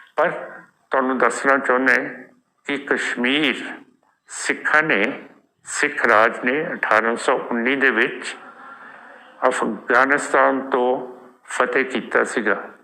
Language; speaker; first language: Punjabi; native; Punjabi